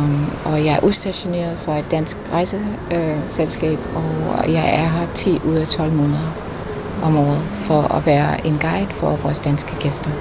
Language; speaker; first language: Danish; non-native, fluent; English